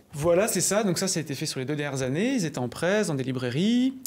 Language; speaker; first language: French; native; French